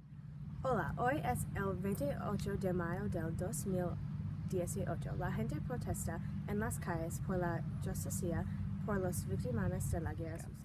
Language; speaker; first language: Spanish; non-native, learner; English